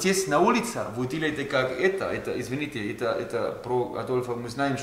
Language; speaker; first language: Russian; non-native, learner; German